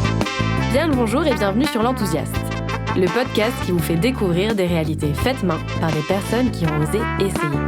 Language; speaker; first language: French; native; French